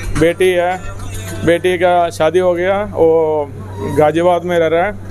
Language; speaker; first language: Hindi; non-native, local second language; Malayalam